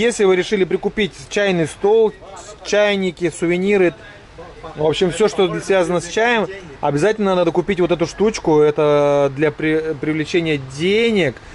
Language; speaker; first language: Russian; native; Russian